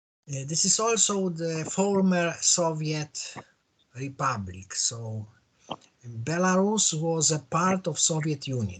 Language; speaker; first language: English; non-native, learner; Polish